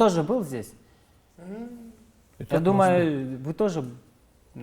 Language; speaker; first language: Russian; non-native, local second language; Kyrgyz